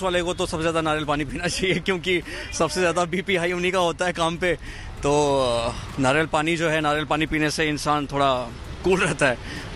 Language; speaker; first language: Hindi; native; Hindi